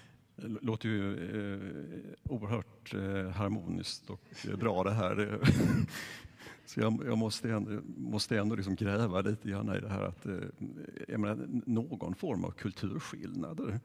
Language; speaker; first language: Swedish; native; Swedish